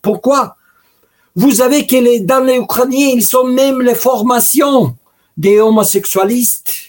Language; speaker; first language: French; non-native, learner; Russian